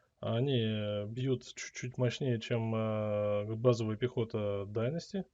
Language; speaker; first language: Russian; native; Russian